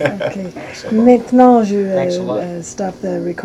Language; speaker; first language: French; non-native, learner; English